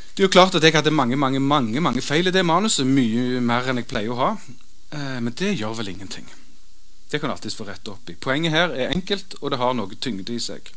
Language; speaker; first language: Norwegian; native; Norwegian